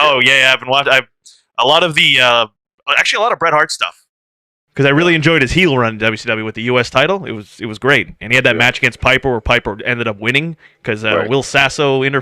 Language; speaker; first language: English; native; English